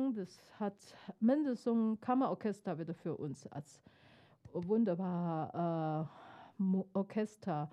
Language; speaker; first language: German; non-native, fluent; Chinese